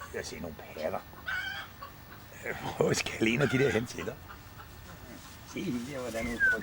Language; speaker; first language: Danish; native; Danish